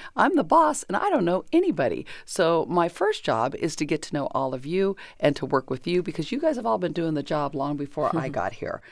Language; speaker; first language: English; native; English